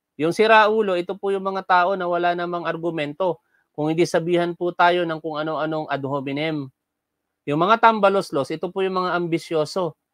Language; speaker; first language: Filipino; native; Filipino